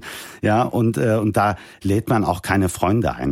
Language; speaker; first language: German; early bilingual, heritage; Turkish